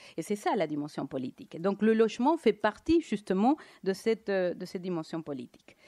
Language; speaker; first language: French; non-native, fluent; Spanish